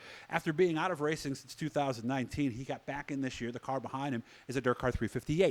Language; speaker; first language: English; native; English